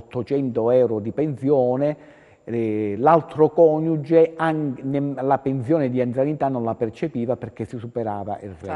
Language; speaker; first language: Italian; native; Italian